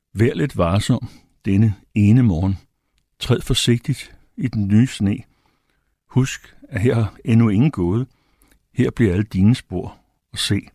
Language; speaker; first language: Danish; native; Danish